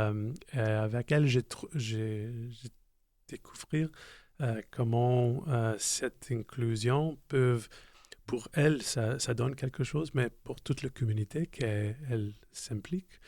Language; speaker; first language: French; non-native, local second language; English